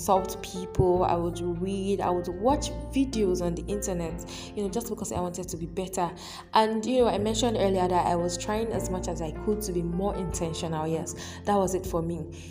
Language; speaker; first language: English; non-native, local second language; Yoruba